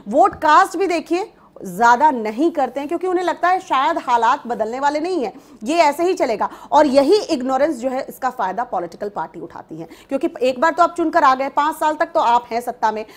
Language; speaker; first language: Hindi; native; Hindi